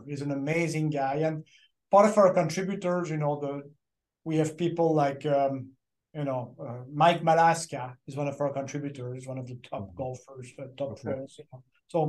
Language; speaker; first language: English; non-native, fluent; French